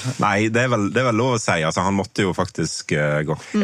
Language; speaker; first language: Norwegian; native; Norwegian